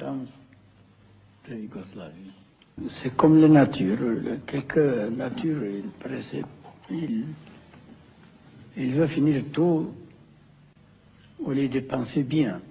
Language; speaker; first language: French; non-native, fluent; Amharic